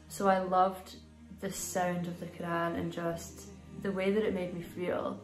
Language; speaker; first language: English; native; English